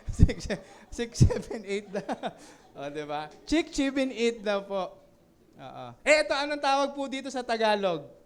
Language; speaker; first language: Filipino; native; Filipino